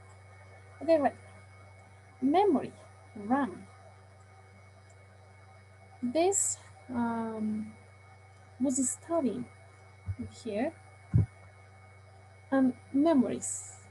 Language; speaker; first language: English; non-native, learner; Spanish